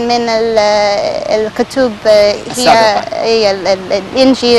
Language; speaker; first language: Arabic; non-native, learner; Spanish